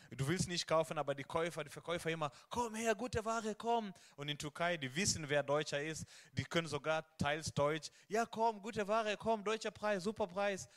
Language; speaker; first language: German; non-native, fluent; Swahili